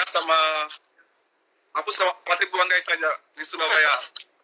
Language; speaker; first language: Indonesian; non-native, learner; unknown